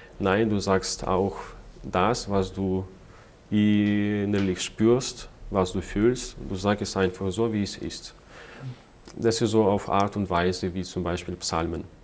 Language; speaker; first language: German; non-native, fluent; Ukrainian